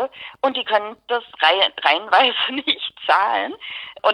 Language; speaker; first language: German; native; German